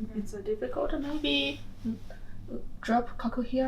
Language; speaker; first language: English; non-native, learner; Japanese